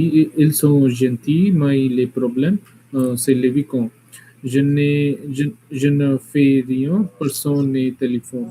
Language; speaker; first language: French; non-native, learner; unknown